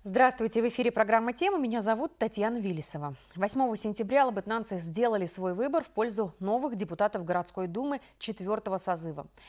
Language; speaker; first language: Russian; native; Russian